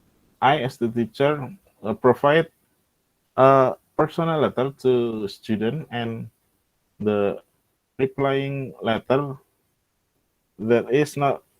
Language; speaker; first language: English; non-native, local second language; Indonesian